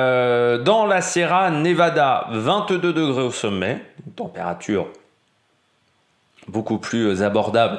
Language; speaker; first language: French; native; French